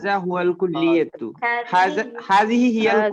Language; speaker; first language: Arabic; non-native, learner; Urdu